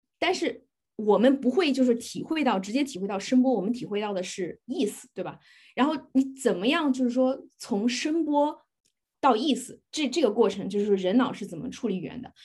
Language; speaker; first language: Chinese; native; Chinese